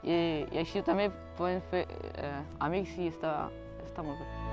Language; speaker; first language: Catalan; early bilingual, other home language; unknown